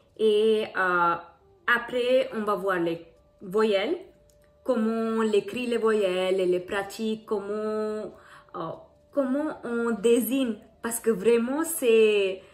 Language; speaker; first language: French; non-native, learner; Hindi